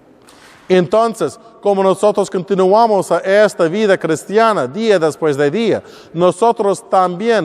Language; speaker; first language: Spanish; non-native, learner; English